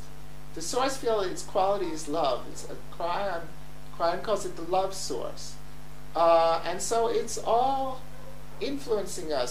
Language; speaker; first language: English; native; English